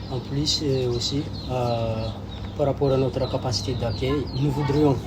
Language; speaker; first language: French; non-native, local second language; Malagasy